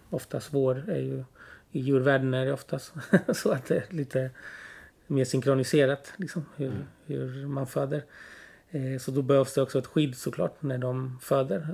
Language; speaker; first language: Swedish; early bilingual, other home language; Spanish